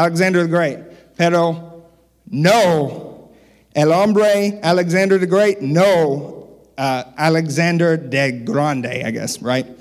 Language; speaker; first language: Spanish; non-native, learner; English